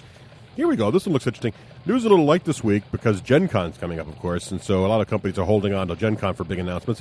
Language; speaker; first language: English; native; English